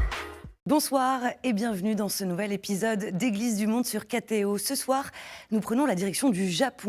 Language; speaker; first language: French; native; French